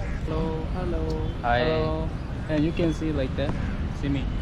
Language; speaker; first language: English; non-native, learner; Korean